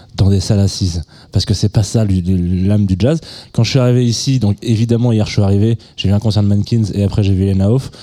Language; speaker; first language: French; native; French